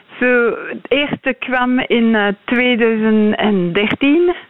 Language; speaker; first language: Dutch; non-native, learner; French